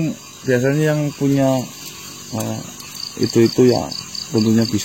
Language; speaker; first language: Indonesian; native; Indonesian